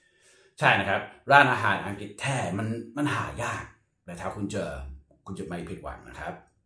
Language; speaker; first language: Thai; non-native, fluent; English